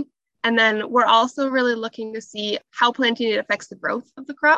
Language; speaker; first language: English; native; English